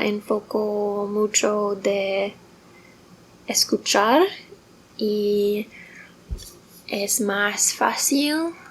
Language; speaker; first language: Spanish; non-native, learner; English